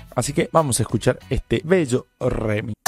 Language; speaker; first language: Spanish; native; Spanish